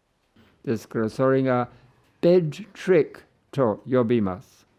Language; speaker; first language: Japanese; non-native, fluent; English